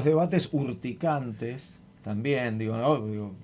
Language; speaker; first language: Spanish; native; Spanish